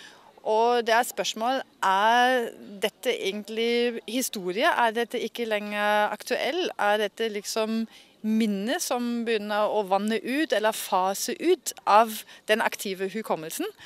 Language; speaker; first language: Norwegian; non-native, fluent; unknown